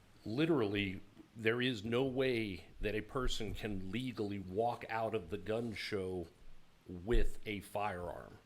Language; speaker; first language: English; native; English